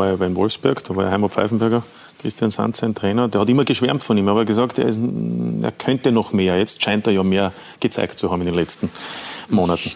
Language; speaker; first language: German; native; German